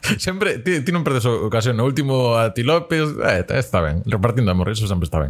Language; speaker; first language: Galician; non-native, local second language; Spanish